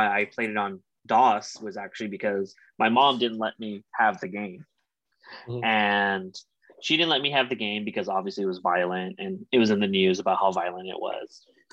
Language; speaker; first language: English; native; English